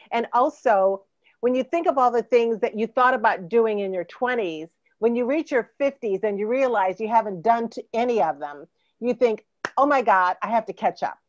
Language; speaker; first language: English; native; English